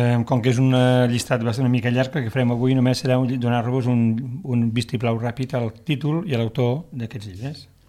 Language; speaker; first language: Catalan; native; Catalan